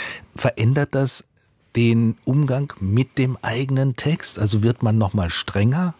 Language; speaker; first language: German; native; German